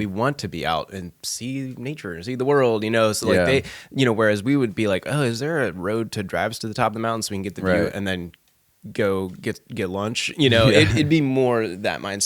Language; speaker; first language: English; native; English